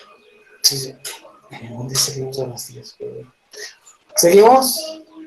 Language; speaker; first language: Spanish; native; Spanish